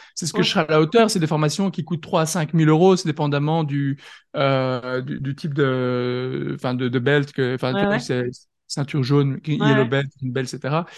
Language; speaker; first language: French; native; French